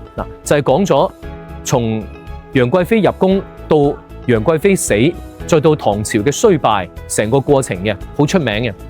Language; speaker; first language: Cantonese; native; Cantonese